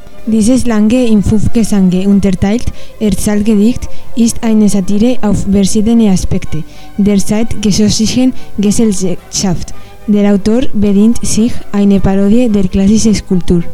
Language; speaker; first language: German; non-native, learner; Spanish